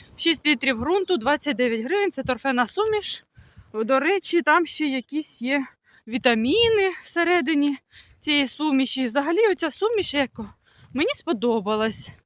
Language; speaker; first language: Ukrainian; non-native, local second language; Russian